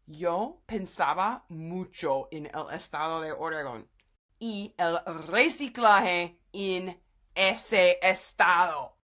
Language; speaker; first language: Spanish; non-native, fluent; English